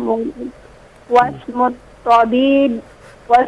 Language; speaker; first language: Arabic; non-native, learner; Indonesian